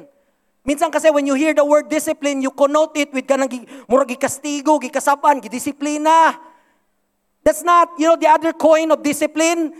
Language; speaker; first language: English; non-native, local second language; Cebuano